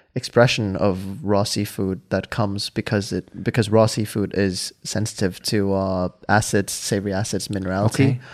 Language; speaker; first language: English; non-native, fluent; Thai